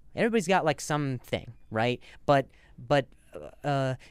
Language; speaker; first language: English; native; English